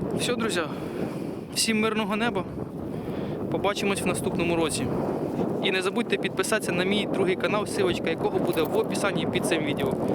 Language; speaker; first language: Ukrainian; native; Ukrainian